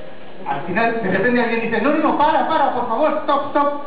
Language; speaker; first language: Spanish; native; Spanish